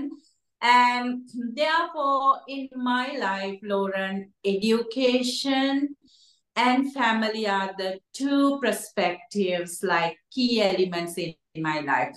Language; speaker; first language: English; non-native, local second language; Sinhala